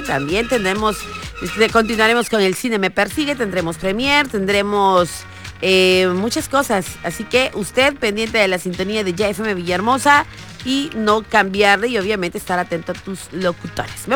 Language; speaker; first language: Spanish; native; Spanish